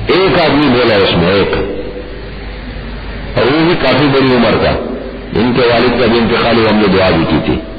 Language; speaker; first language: Urdu; non-native, local second language; Pashto